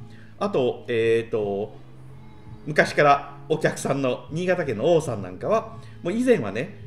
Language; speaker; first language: Japanese; native; Japanese